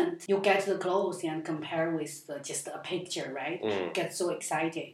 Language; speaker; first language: English; non-native, learner; Chinese